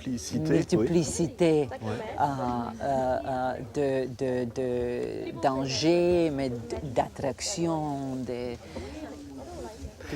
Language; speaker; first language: French; non-native, fluent; Croatian